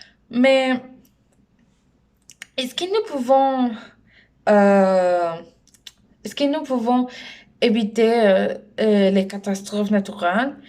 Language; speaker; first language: French; non-native, learner; Spanish